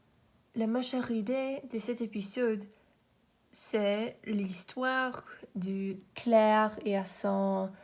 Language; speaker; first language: French; non-native, learner; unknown